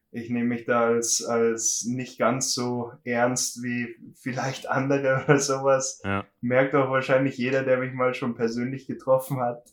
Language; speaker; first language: German; native; German